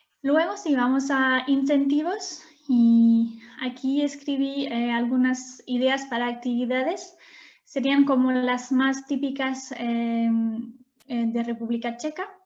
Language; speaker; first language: Spanish; non-native, fluent; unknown